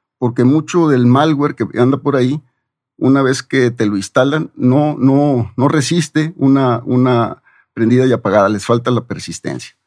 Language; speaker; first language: Spanish; native; Spanish